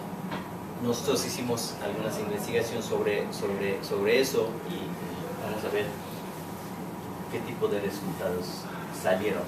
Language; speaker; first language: Spanish; non-native, fluent; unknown